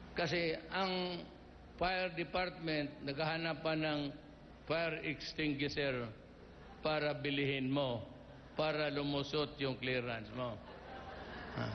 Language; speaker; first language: Filipino; non-native, local second language; Cebuano